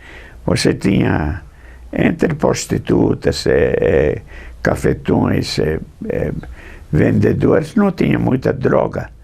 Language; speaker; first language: Portuguese; non-native, fluent; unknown